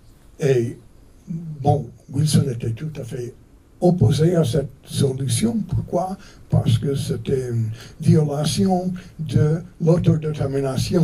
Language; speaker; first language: French; non-native, fluent; English